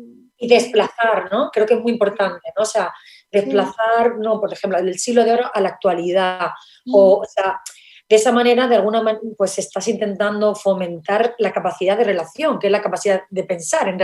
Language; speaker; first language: Spanish; native; Spanish